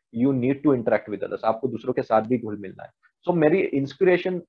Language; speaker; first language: Hindi; non-native, local second language; Marathi